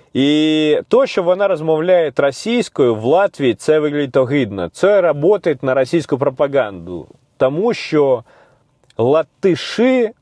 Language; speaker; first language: Ukrainian; non-native, learner; Russian